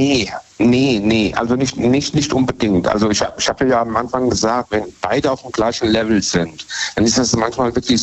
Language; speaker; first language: German; native; German